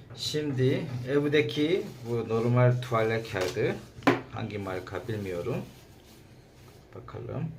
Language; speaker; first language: Turkish; non-native, learner; Korean